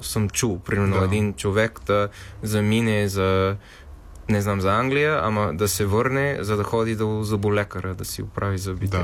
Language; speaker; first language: Bulgarian; non-native, fluent; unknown